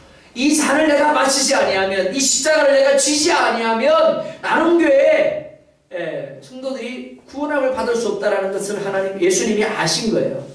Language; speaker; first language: Korean; native; Korean